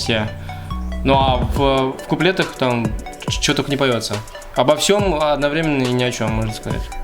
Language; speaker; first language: Russian; native; Russian